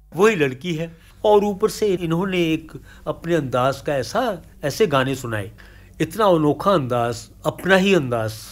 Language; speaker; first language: Hindi; native; Hindi